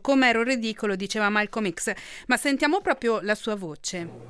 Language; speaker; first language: Italian; native; Italian